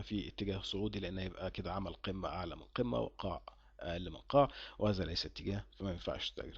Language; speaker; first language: Arabic; native; Arabic